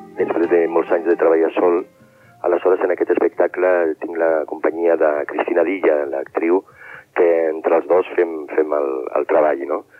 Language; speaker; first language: Catalan; non-native, local second language; Spanish